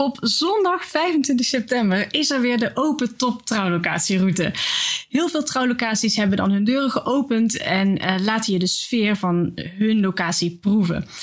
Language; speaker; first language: Dutch; native; Dutch